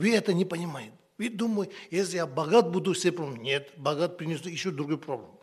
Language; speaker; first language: Russian; non-native, learner; Tibetan